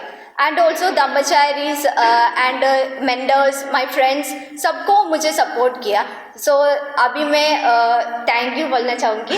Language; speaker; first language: Hindi; non-native, local second language; Malayalam